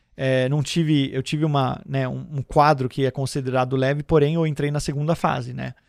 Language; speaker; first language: Portuguese; early bilingual, heritage; Danish